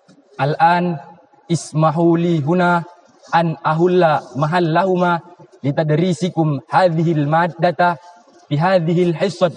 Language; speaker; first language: Arabic; non-native, learner; Indonesian